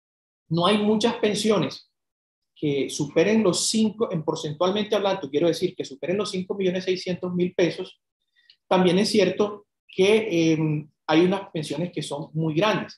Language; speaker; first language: Spanish; native; Spanish